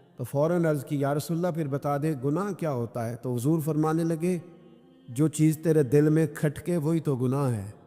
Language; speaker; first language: Urdu; non-native, local second language; Punjabi